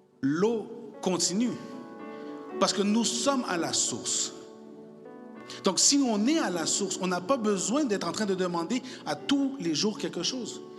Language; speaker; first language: French; non-native, fluent; Spanish